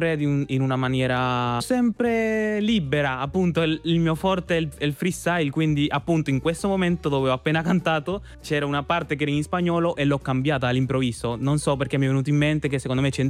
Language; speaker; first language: Italian; non-native, fluent; Spanish